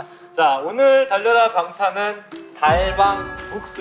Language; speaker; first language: Korean; native; Korean